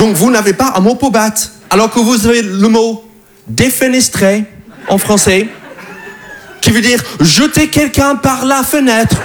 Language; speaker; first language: French; non-native, fluent; English